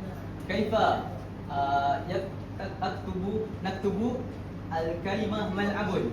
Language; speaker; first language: Arabic; non-native, learner; Malay